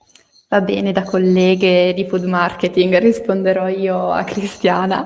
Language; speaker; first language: Italian; native; Italian